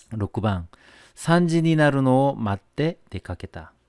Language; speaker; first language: Japanese; non-native, fluent; Korean